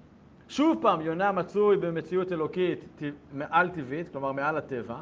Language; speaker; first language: Hebrew; native; Hebrew